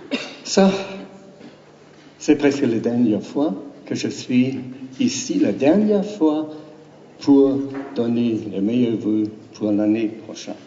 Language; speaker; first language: French; non-native, learner; German